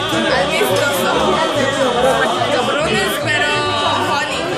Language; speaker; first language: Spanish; non-native, learner; Korean